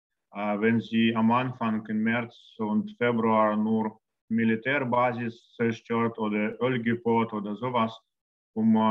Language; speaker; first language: German; non-native, learner; Russian